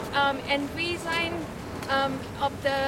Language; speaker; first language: Dutch; non-native, learner; English